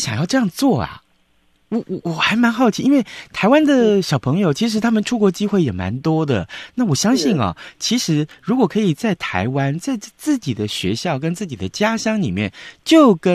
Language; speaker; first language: Chinese; native; Chinese